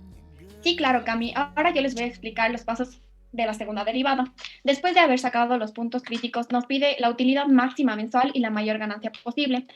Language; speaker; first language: Spanish; native; Spanish